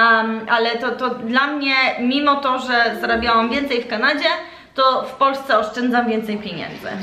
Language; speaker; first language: Polish; early bilingual, heritage; Polish